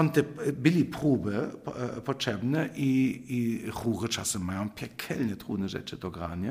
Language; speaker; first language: Polish; non-native, fluent; German